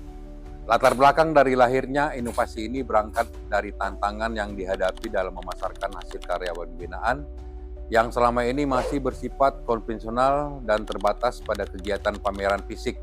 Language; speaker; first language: Indonesian; native; Indonesian